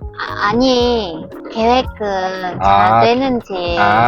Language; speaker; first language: Korean; non-native, learner; Vietnamese